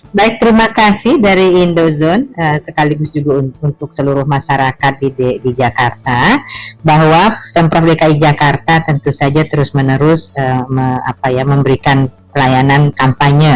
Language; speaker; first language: Indonesian; native; Indonesian